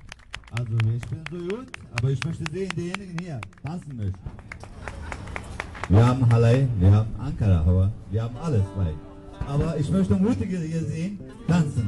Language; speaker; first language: German; non-native, learner; Turkish